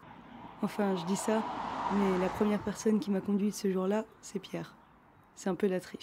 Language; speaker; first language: French; native; French